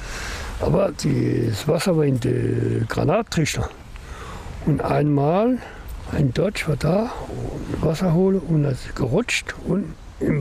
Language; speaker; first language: German; non-native, learner; French